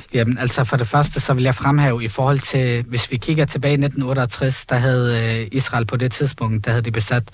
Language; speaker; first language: Danish; early bilingual, other home language; Arabic